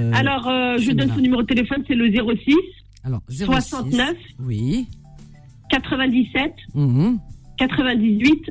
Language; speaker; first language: French; non-native, local second language; Arabic